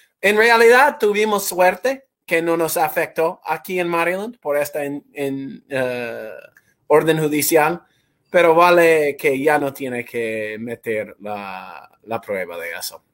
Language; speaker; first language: Spanish; non-native, fluent; English